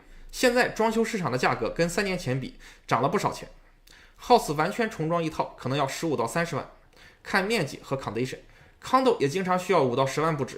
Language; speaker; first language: Chinese; native; Chinese